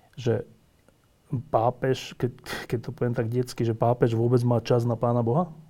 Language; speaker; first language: Slovak; native; Slovak